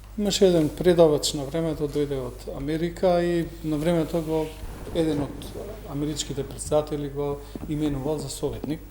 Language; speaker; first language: Macedonian; native; Macedonian